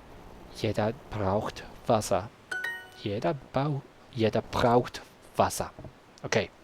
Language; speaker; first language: German; non-native, learner; Spanish